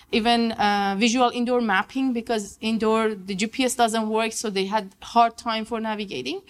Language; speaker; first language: English; non-native, fluent; Persian